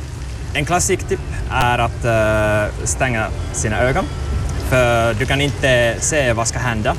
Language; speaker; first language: Swedish; non-native, learner; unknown